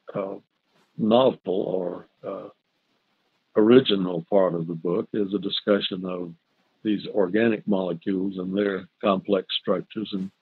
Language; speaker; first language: English; native; English